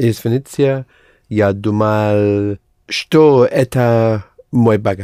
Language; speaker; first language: Russian; non-native, learner; English